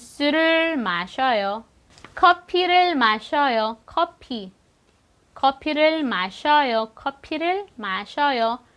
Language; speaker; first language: Korean; non-native, fluent; Filipino